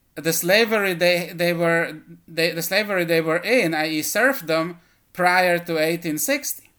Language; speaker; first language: English; early bilingual, other home language; Russian